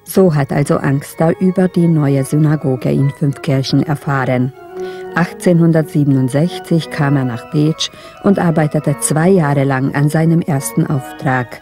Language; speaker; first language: German; native; German